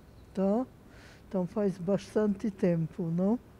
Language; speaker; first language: Portuguese; non-native, fluent; Hungarian